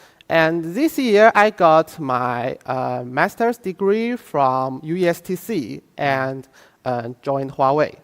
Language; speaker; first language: English; non-native, fluent; Chinese